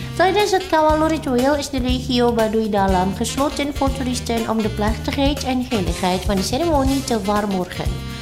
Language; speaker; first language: Dutch; non-native, fluent; Indonesian